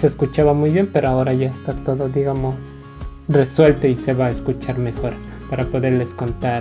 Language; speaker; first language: Spanish; native; Spanish